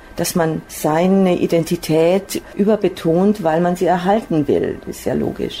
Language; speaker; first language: German; native; German